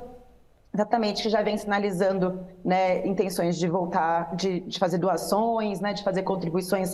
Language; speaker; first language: Portuguese; native; Portuguese